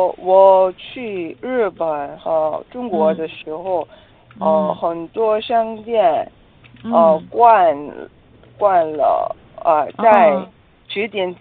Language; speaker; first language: Chinese; non-native, learner; Korean